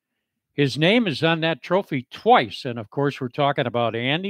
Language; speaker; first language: English; native; English